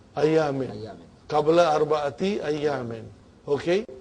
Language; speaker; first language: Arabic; non-native, fluent; English